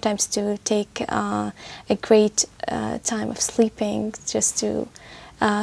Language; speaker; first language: English; non-native, fluent; Arabic